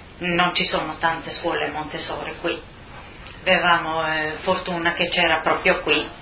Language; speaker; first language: Italian; non-native, fluent; Swedish